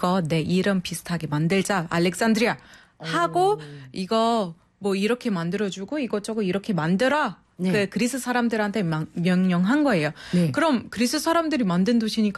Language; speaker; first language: Korean; non-native, fluent; Arabic